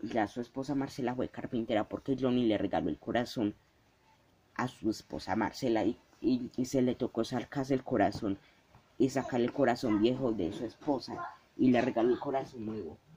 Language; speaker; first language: Spanish; native; Spanish